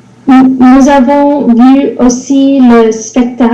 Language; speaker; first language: French; non-native, learner; English